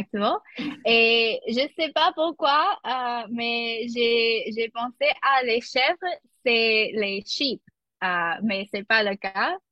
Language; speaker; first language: French; non-native, learner; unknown